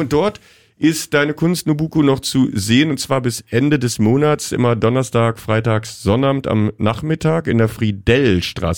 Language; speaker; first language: German; native; German